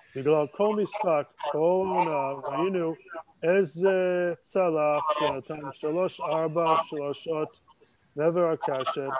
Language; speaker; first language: Hebrew; non-native, fluent; English